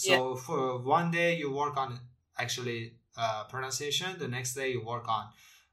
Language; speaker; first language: English; non-native, fluent; Persian